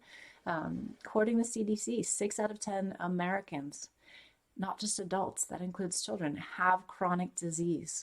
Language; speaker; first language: English; native; English